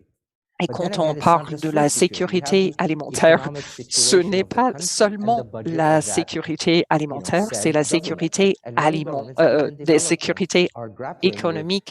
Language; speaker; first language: French; non-native, fluent; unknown